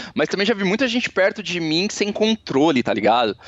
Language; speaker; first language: Portuguese; native; Portuguese